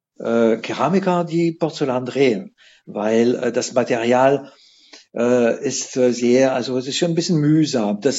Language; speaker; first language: German; non-native, fluent; French